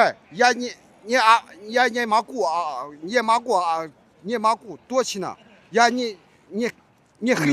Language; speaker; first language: Russian; non-native, learner; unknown